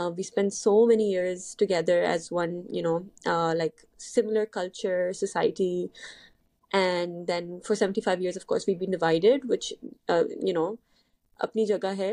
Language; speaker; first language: English; non-native, local second language; Urdu